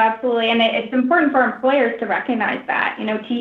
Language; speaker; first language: English; native; English